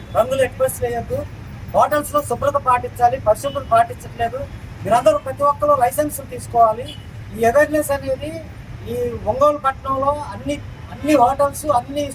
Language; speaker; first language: Telugu; native; Telugu